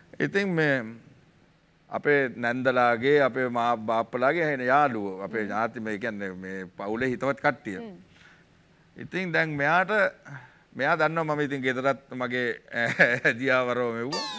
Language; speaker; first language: Sinhala; native; Sinhala